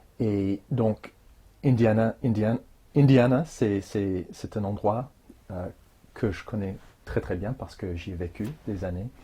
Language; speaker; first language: French; non-native, fluent; English